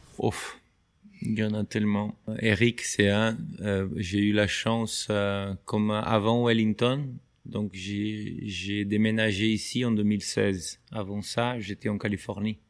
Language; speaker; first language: French; non-native, fluent; Portuguese